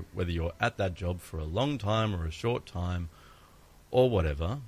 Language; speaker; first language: English; early bilingual, other home language; Greek